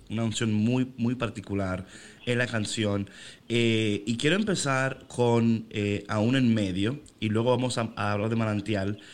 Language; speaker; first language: Spanish; native; Spanish